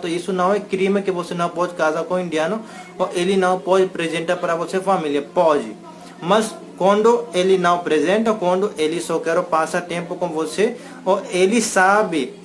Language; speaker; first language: Portuguese; non-native, learner; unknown